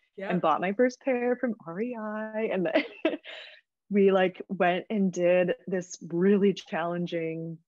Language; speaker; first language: English; native; English